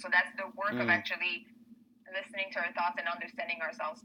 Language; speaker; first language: English; native; English